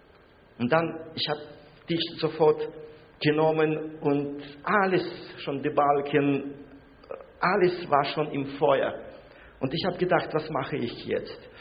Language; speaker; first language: German; non-native, fluent; Russian